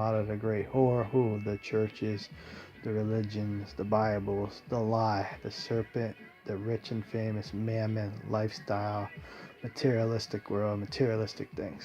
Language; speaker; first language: English; native; English